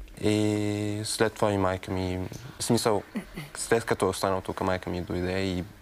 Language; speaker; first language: Bulgarian; early bilingual, other home language; Arabic